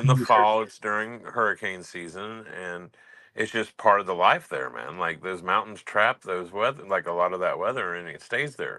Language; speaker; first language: English; native; English